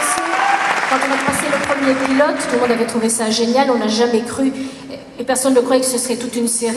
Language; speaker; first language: French; native; French